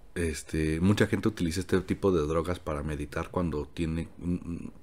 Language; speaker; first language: Spanish; native; Spanish